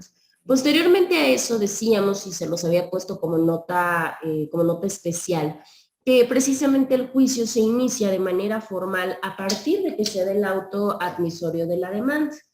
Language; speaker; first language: Spanish; native; Spanish